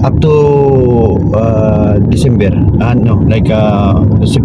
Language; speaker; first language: English; non-native, learner; Filipino